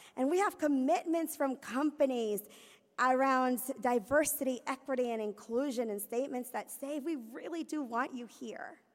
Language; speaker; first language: English; early bilingual, other home language; Spanish